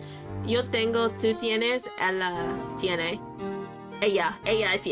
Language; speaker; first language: Spanish; non-native, learner; English